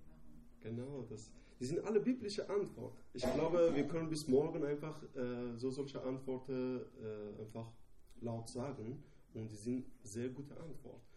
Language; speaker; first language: German; non-native, learner; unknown